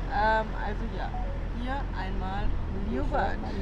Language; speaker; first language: German; native; German